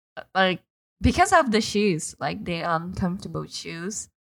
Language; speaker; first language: English; non-native, fluent; Portuguese